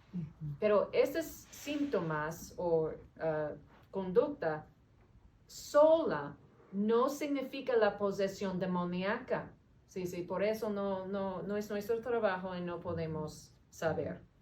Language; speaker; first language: Spanish; non-native, learner; English